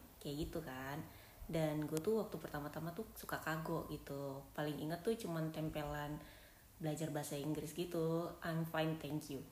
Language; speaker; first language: Indonesian; native; Indonesian